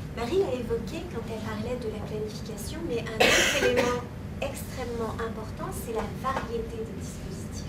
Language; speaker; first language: French; native; French